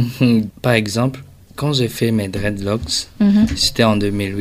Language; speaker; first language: French; non-native, local second language; Rundi